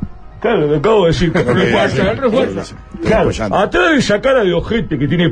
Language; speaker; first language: Spanish; native; Spanish